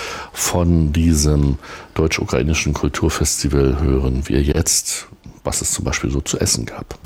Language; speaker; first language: German; native; German